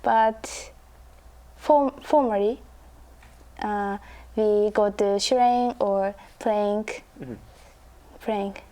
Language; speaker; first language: English; non-native, learner; Japanese